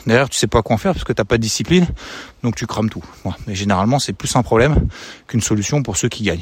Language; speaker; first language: French; native; French